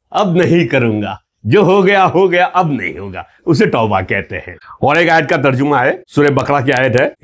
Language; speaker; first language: Hindi; non-native, local second language; Gujarati